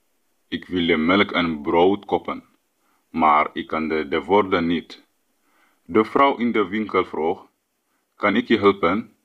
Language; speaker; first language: Dutch; non-native, learner; Tigrinya